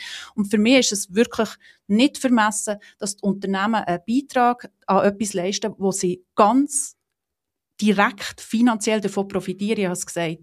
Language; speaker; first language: German; native; German